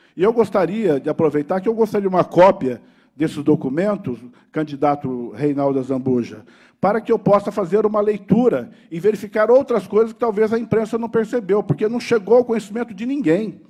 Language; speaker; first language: Portuguese; native; Portuguese